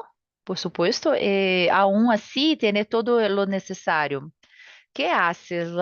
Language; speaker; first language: Spanish; non-native, learner; Portuguese